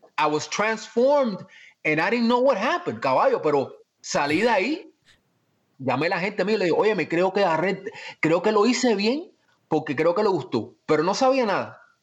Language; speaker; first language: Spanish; early bilingual, heritage; Spanish